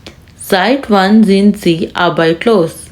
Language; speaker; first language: German; non-native, fluent; Urdu